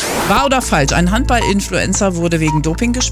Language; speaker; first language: German; native; German